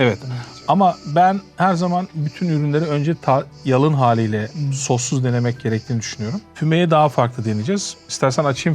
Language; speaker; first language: Turkish; native; Turkish